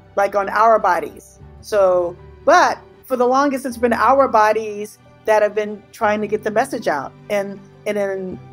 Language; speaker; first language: English; native; English